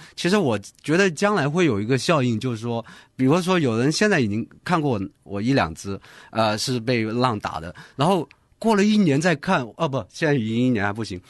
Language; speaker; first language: Chinese; non-native, local second language; Hakka Chinese